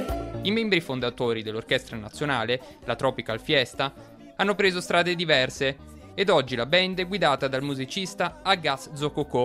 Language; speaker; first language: Italian; native; Italian